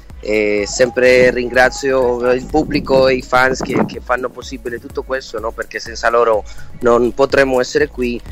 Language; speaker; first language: Italian; non-native, fluent; Spanish